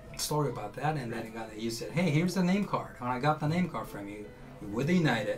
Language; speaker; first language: English; non-native, fluent; Japanese